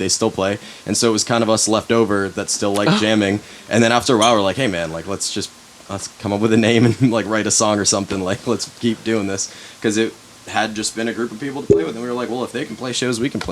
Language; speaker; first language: English; native; English